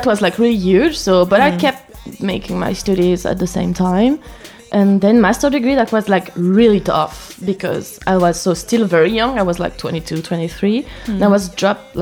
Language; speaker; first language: English; non-native, fluent; French